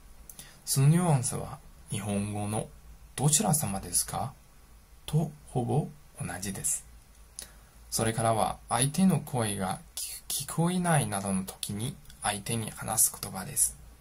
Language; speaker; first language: Japanese; non-native, fluent; Chinese